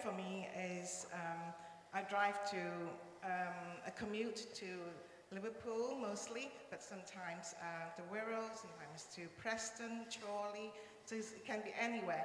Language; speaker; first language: English; non-native, local second language; Cantonese